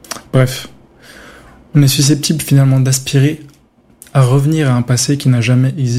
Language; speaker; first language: French; native; French